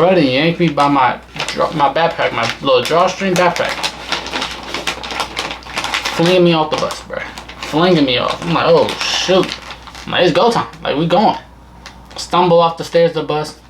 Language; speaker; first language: English; native; English